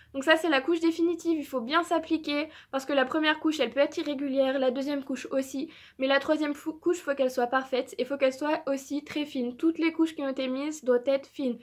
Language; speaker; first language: French; native; French